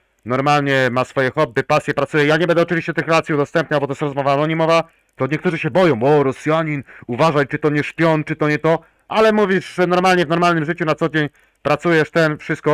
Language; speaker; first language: Polish; native; Polish